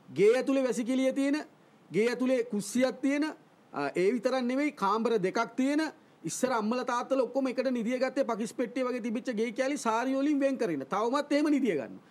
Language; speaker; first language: Sinhala; native; Sinhala